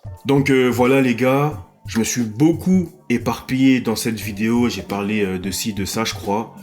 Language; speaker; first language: French; native; French